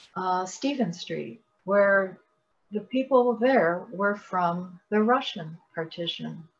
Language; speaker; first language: English; native; English